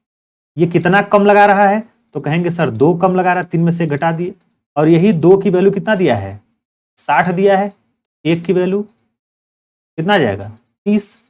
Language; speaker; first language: Hindi; native; Hindi